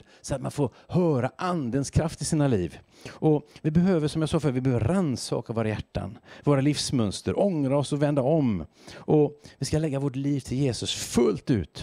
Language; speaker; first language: Swedish; native; Swedish